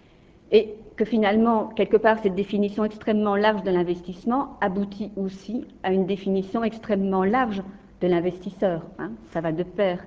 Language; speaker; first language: French; native; French